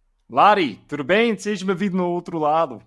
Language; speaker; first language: Portuguese; non-native, fluent; English